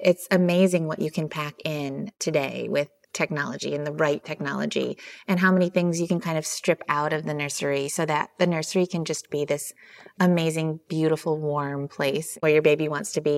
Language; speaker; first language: English; native; English